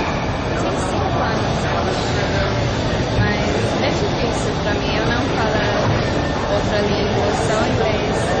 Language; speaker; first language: Portuguese; non-native, learner; English